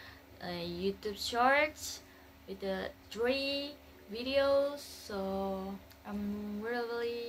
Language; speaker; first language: English; non-native, learner; Indonesian